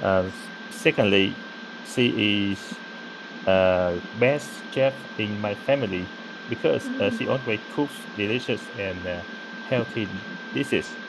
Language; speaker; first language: English; non-native, learner; Vietnamese